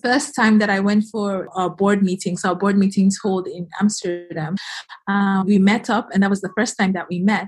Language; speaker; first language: English; non-native, local second language; Igbo